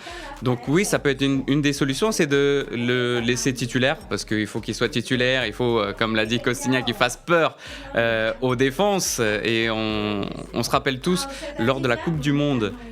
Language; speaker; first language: French; native; French